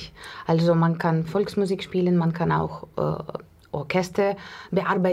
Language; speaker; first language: German; non-native, fluent; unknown